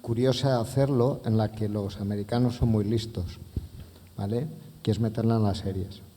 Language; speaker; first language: Spanish; non-native, local second language; Catalan